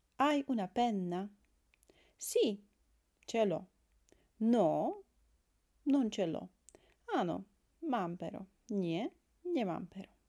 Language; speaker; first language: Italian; non-native, fluent; Slovak